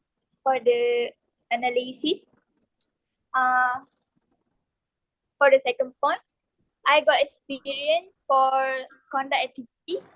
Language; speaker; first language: English; non-native, local second language; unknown